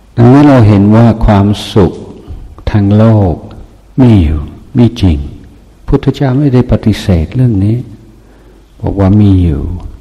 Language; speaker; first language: Thai; non-native, fluent; English